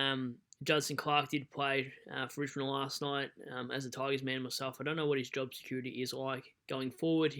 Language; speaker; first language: English; native; English